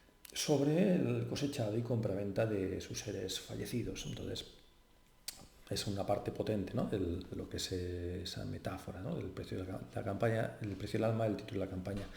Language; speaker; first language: Spanish; native; Spanish